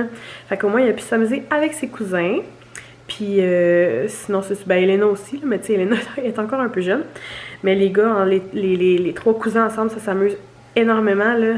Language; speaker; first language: French; native; French